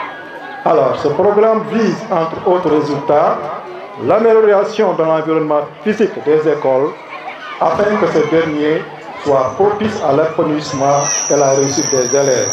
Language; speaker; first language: French; non-native, local second language; Serer